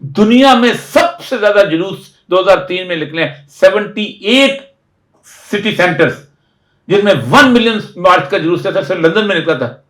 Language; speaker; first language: Urdu; non-native, local second language; Punjabi